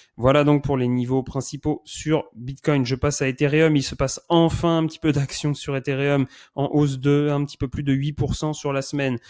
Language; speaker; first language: French; native; French